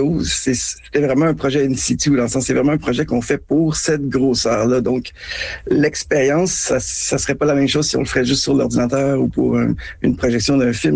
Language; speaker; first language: French; native; French